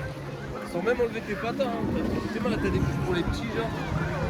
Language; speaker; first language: French; native; French